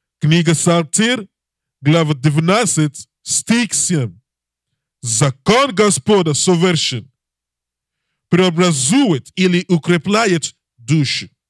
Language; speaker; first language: Russian; non-native, learner; English